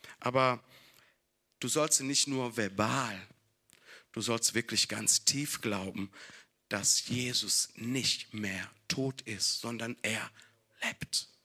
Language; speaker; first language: German; non-native, fluent; Italian